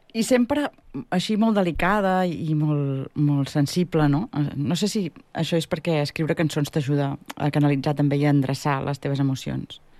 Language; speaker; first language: Catalan; native; Catalan